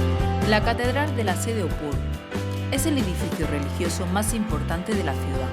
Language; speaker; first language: Spanish; native; Spanish